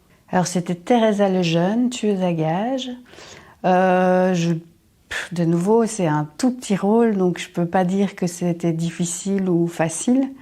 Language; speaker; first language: French; native; French